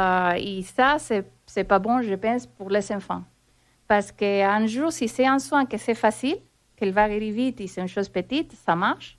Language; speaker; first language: French; non-native, fluent; Spanish